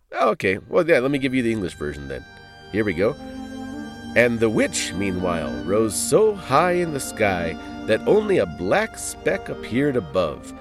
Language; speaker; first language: English; native; English